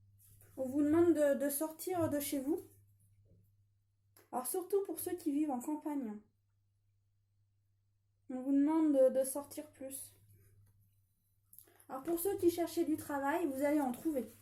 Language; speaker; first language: French; native; French